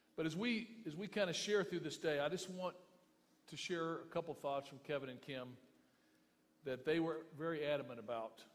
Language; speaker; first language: English; native; English